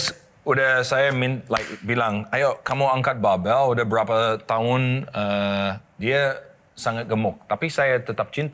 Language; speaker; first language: Indonesian; non-native, learner; English